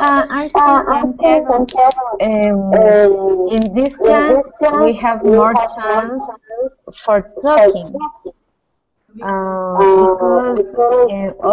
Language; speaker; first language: English; non-native, learner; Spanish